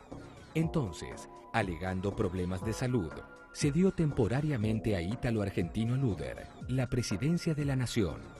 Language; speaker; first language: Spanish; native; Spanish